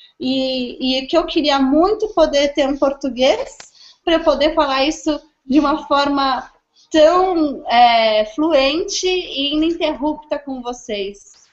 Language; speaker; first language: Portuguese; native; Portuguese